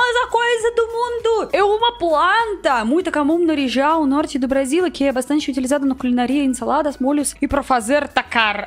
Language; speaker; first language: Portuguese; non-native, learner; Russian